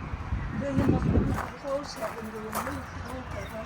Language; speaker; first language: Dutch; native; Dutch